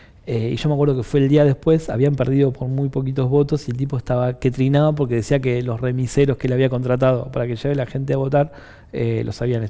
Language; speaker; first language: Spanish; native; Spanish